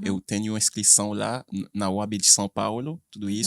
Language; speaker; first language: Portuguese; non-native, fluent; Haitian Creole